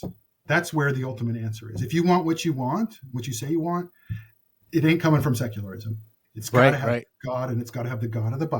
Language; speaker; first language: English; native; English